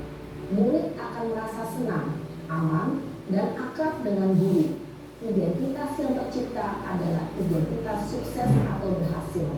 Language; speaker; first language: Indonesian; native; Indonesian